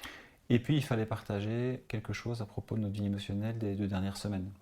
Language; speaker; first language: French; native; French